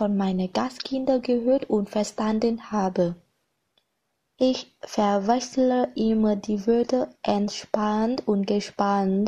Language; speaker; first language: German; non-native, learner; Vietnamese